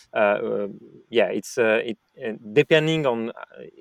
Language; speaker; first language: English; non-native, fluent; French